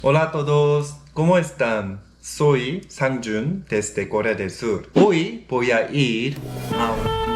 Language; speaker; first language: Spanish; non-native, fluent; Korean